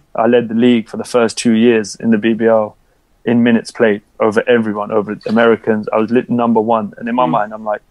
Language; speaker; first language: English; early bilingual, other home language; Albanian